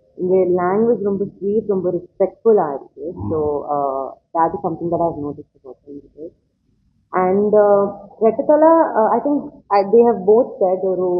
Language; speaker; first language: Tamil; non-native, learner; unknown